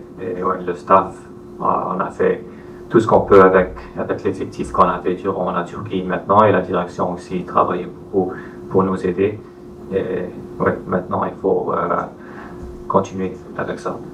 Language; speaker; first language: French; non-native, fluent; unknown